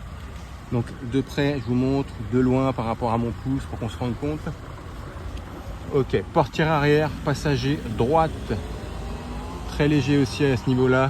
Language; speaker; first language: French; native; French